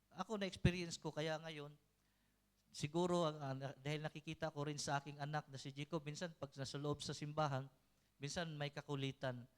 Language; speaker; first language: Filipino; non-native, local second language; Cebuano